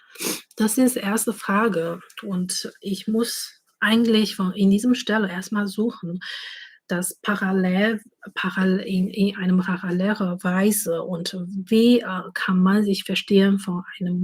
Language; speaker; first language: German; non-native, fluent; Chinese